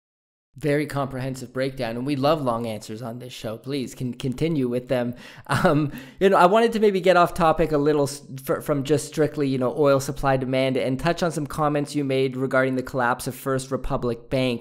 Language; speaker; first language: English; native; English